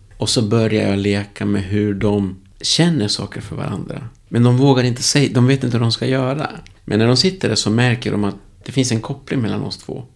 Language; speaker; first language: Swedish; early bilingual, other home language; Spanish